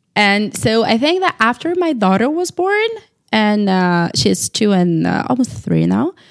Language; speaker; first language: English; non-native, fluent; Portuguese